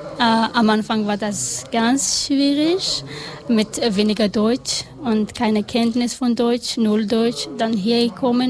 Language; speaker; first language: German; non-native, learner; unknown